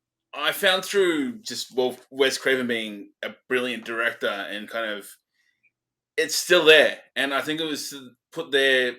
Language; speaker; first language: English; native; English